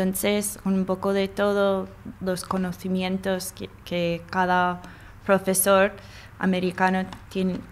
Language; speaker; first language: Spanish; non-native, learner; English